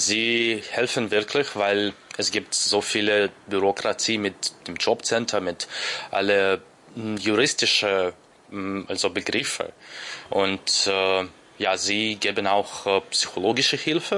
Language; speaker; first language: German; non-native, learner; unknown